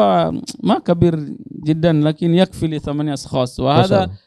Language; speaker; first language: Arabic; non-native, learner; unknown